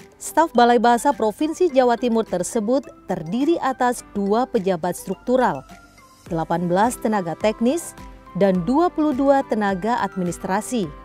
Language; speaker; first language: Indonesian; native; Indonesian